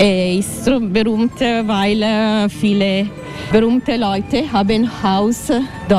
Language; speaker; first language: German; non-native, learner; Italian